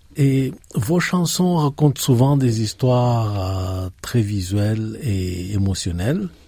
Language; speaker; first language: French; native; French